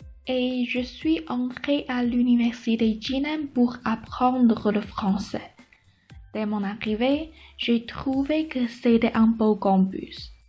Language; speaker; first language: French; non-native, learner; Chinese